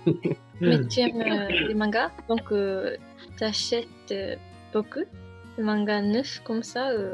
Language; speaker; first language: French; non-native, learner; Japanese